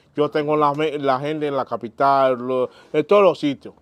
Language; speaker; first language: Spanish; non-native, fluent; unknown